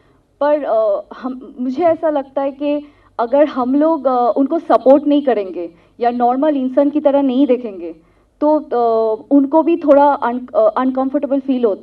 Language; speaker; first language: Hindi; non-native, local second language; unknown